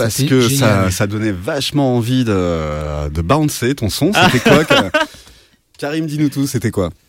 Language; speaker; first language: French; native; French